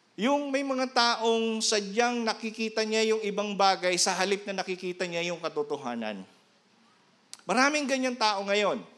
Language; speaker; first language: Filipino; non-native, local second language; Bikol